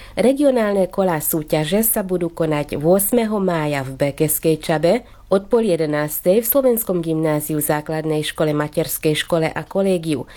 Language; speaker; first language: Slovak; early bilingual, heritage; Slovak